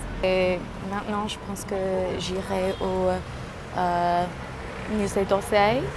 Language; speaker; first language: French; non-native, learner; English